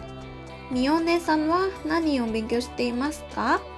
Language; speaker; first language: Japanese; non-native, learner; Indonesian